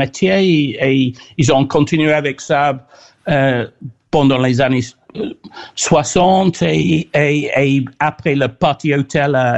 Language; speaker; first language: French; non-native, fluent; English